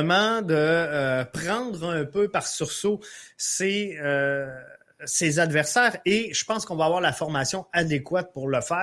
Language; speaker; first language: French; native; French